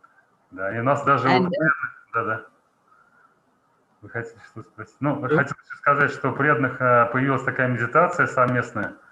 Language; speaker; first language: Russian; native; Russian